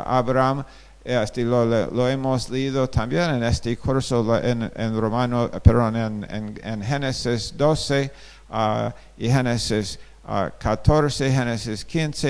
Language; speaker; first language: Spanish; non-native, fluent; English